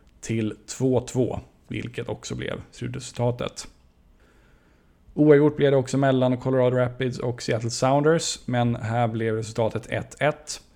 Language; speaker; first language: Swedish; native; Swedish